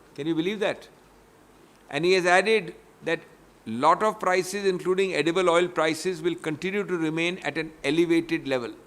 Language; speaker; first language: English; non-native, local second language; Hindi